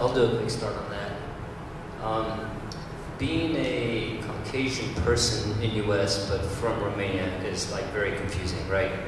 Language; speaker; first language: English; early bilingual, other home language; Romanian